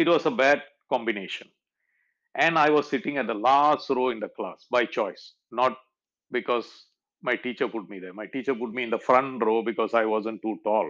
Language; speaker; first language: English; non-native, local second language; Malayalam